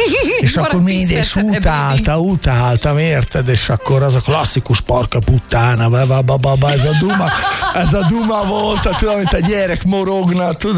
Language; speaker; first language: Hungarian; non-native, fluent; Italian